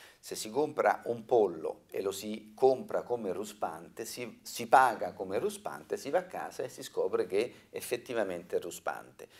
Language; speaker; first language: Italian; native; Italian